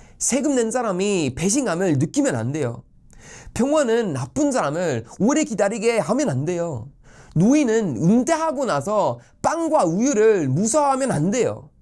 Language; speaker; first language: Korean; non-native, fluent; Swedish